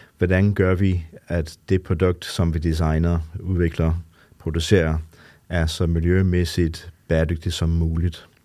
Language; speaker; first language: Danish; non-native, fluent; English